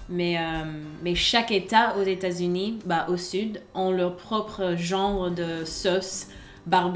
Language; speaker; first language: French; non-native, fluent; English